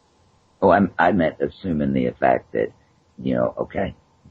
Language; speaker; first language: English; native; English